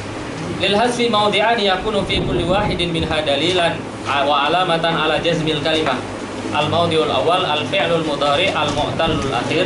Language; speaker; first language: Arabic; non-native, fluent; Indonesian